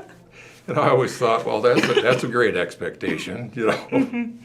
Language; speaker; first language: English; native; English